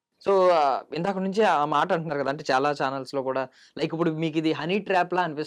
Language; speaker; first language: Telugu; native; Telugu